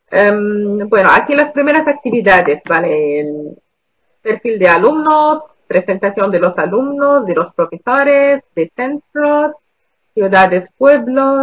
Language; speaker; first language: Spanish; non-native, local second language; Arabic